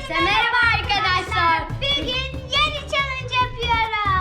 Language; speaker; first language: Turkish; early bilingual, heritage; Turkish